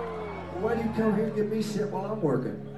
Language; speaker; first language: English; native; English